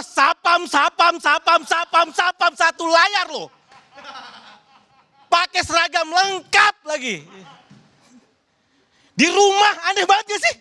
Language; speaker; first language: Indonesian; native; Indonesian